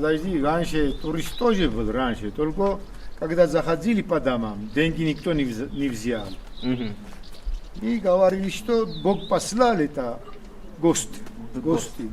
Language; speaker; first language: Russian; non-native, local second language; Svan